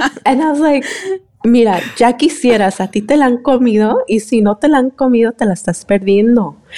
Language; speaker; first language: Spanish; early bilingual, heritage; Spanish